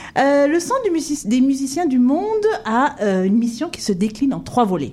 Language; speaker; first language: French; non-native, local second language; Kinyarwanda